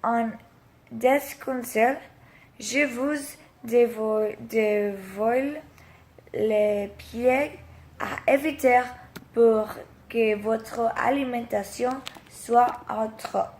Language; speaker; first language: French; non-native, learner; Spanish